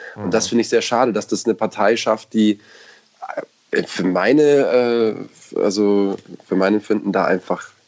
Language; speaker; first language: German; native; German